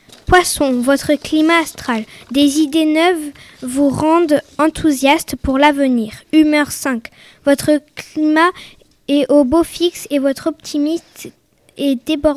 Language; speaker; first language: French; native; French